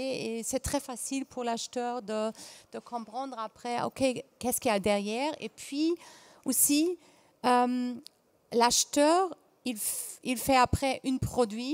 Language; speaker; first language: French; non-native, fluent; German